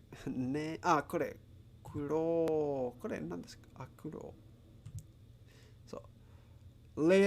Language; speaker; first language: Japanese; non-native, learner; Spanish